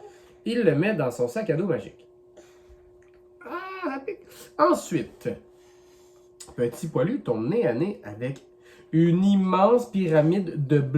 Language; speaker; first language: French; native; French